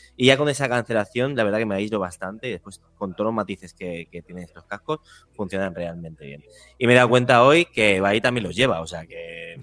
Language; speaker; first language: Spanish; native; Spanish